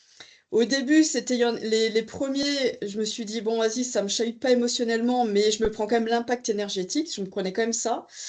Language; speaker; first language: French; native; French